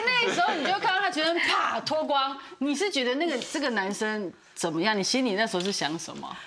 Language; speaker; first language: Chinese; native; Chinese